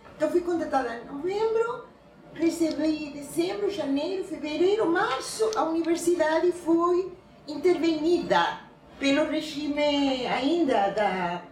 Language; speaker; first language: Portuguese; non-native, fluent; Spanish